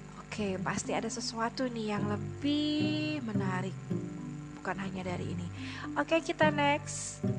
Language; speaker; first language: Indonesian; native; Indonesian